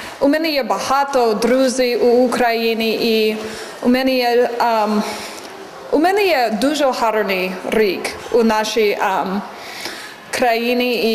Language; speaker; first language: Ukrainian; non-native, learner; English